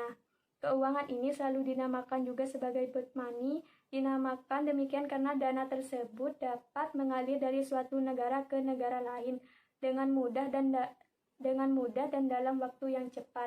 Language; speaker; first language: Indonesian; native; Indonesian